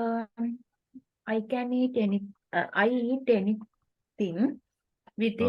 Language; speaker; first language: English; non-native, learner; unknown